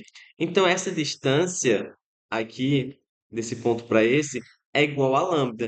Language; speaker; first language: Portuguese; native; Portuguese